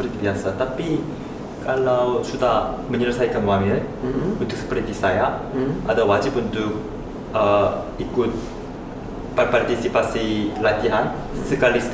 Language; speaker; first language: Indonesian; non-native, fluent; Korean